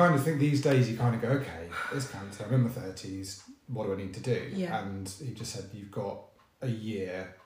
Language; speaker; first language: English; native; English